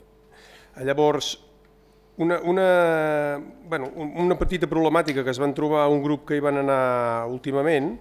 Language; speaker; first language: Catalan; native; Catalan